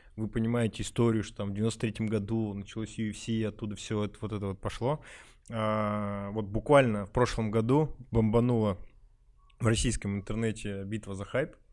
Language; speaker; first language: Russian; native; Russian